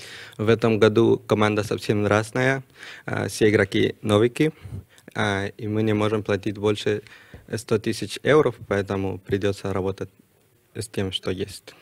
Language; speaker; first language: Russian; non-native, learner; Spanish